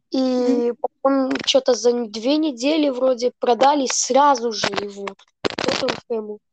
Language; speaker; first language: Russian; early bilingual, heritage; Russian